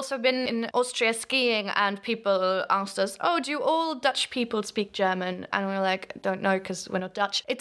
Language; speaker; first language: English; non-native, fluent; Luxembourgish